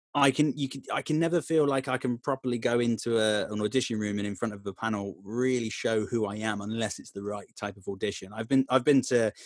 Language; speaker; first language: English; native; English